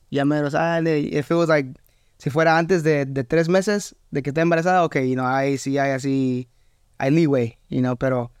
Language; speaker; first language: Spanish; early bilingual, heritage; Spanish